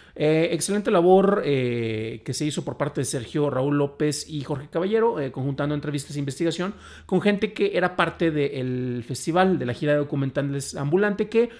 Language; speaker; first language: Spanish; native; Spanish